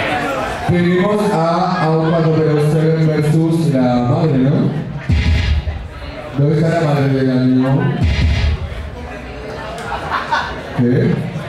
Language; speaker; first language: Spanish; native; Spanish